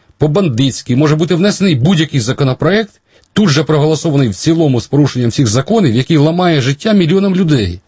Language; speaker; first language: Ukrainian; native; Ukrainian